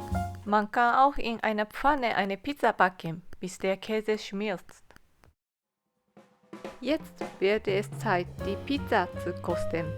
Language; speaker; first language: German; non-native, fluent; Japanese